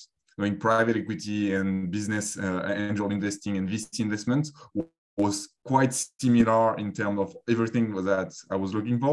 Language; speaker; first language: English; non-native, fluent; French